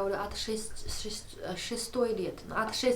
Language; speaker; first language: Russian; non-native, learner; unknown